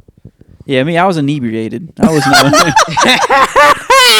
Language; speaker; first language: English; native; English